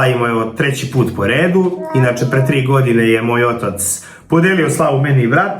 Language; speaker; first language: Croatian; native; Croatian